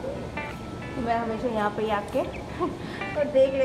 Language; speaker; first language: Hindi; native; Hindi